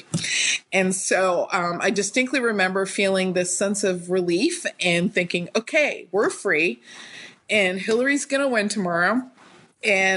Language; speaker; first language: English; native; English